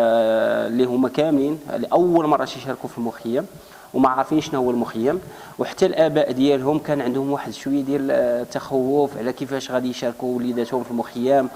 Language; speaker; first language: Arabic; native; Arabic